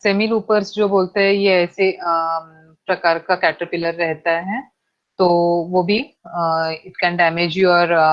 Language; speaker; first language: Hindi; non-native, local second language; Marathi